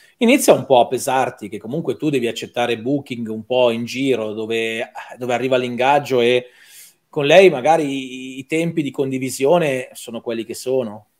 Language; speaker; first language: Italian; native; Italian